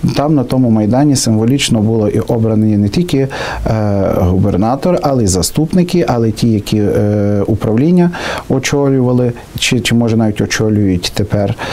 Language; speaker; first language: Ukrainian; native; Ukrainian